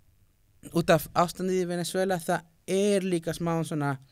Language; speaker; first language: Icelandic; non-native, learner; Spanish